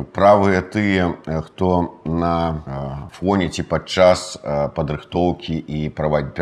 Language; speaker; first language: Belarusian; native; Belarusian